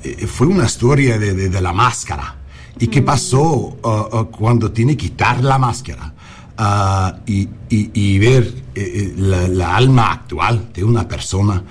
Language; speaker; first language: Spanish; early bilingual, heritage; English